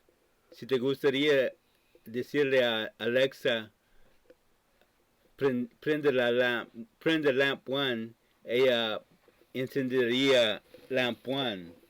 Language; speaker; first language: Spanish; non-native, fluent; English